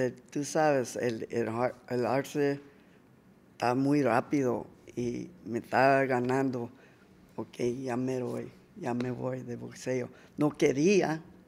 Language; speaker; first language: Spanish; early bilingual, heritage; Spanish